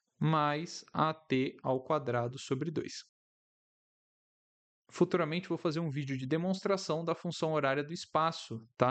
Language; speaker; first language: Portuguese; native; Portuguese